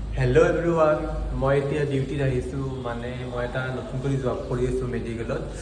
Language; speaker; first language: Assamese; native; Assamese